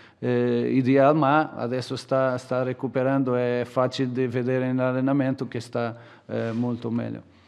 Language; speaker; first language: Italian; non-native, fluent; Portuguese